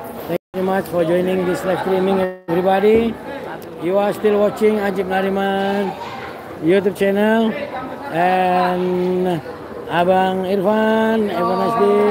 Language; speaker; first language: English; non-native, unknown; Indonesian